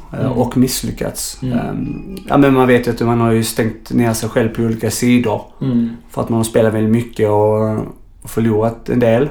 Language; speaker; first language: Swedish; native; Swedish